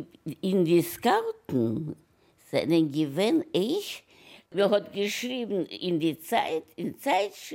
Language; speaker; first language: German; non-native, learner; Yiddish